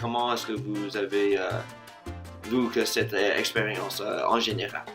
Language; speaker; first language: French; non-native, fluent; English